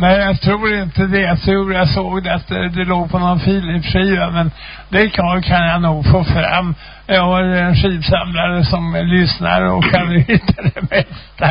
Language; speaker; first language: Swedish; native; Swedish